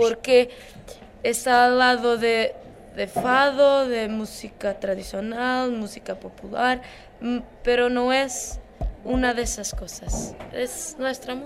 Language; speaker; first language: Spanish; non-native, learner; Portuguese